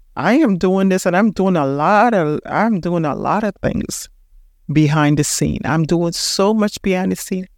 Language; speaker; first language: English; early bilingual, heritage; Spanish